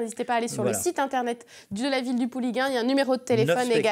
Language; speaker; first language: French; native; French